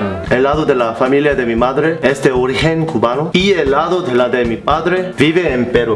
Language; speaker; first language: Spanish; early bilingual, heritage; Spanish